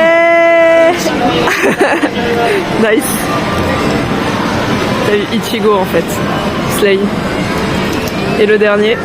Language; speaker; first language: French; native; French